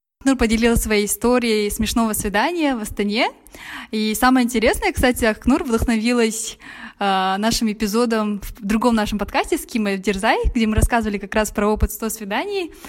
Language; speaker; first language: Russian; native; Russian